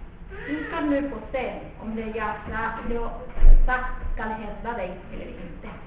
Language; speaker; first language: Swedish; non-native, fluent; Spanish